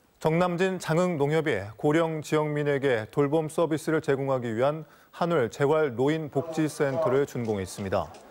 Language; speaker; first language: Korean; native; Korean